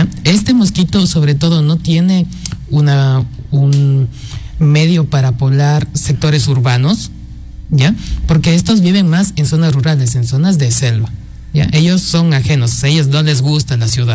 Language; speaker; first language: Spanish; native; Spanish